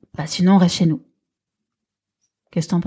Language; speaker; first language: French; native; French